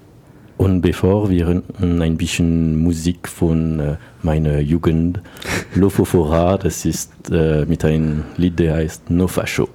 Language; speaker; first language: German; non-native, learner; French